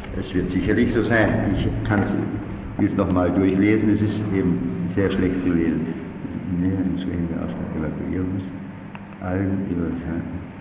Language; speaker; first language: German; native; German